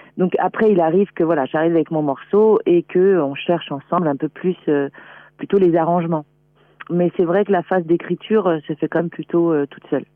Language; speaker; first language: French; native; French